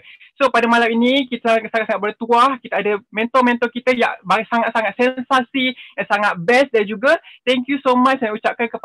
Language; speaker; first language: Malay; native; Malay